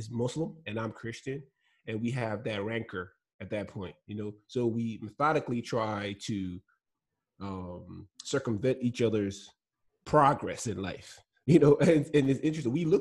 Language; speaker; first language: English; non-native, local second language; Igbo